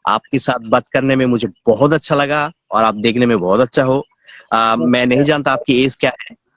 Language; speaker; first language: Hindi; non-native, learner; Bangla